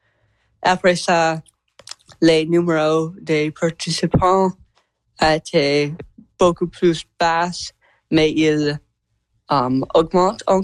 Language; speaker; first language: French; non-native, learner; English